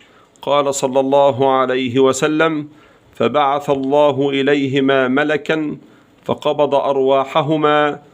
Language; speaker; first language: Arabic; native; Arabic